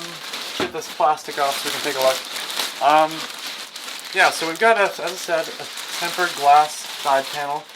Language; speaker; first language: English; native; English